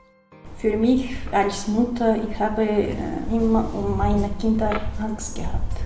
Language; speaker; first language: German; non-native, learner; Chechen